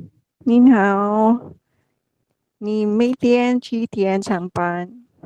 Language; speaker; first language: Chinese; non-native, learner; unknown